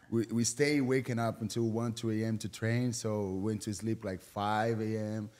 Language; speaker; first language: English; non-native, fluent; Portuguese